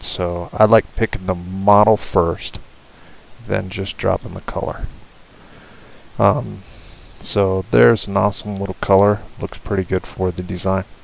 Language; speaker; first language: English; native; English